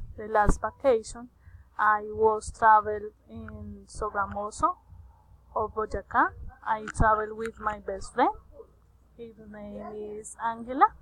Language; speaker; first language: English; non-native, learner; Spanish